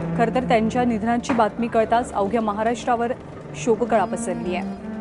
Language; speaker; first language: Marathi; native; Marathi